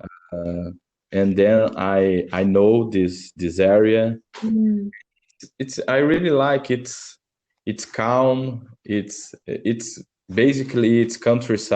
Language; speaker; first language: English; non-native, learner; Portuguese